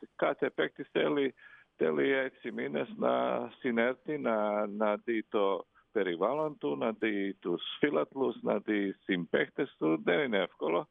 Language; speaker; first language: Greek; non-native, fluent; Croatian